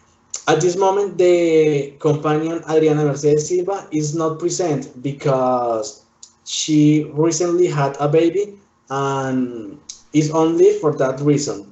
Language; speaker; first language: English; non-native, learner; Spanish